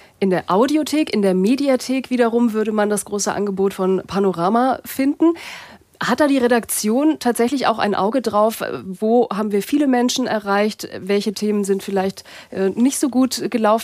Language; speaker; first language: German; native; German